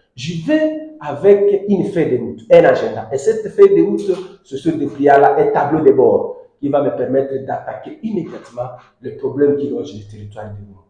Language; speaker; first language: French; non-native, local second language; Swahili